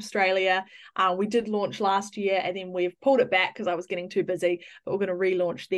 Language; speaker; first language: English; native; English